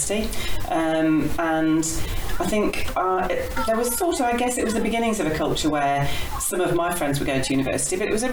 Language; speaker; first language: English; native; English